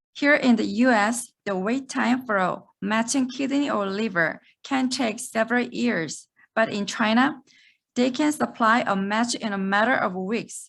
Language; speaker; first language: English; non-native, fluent; Korean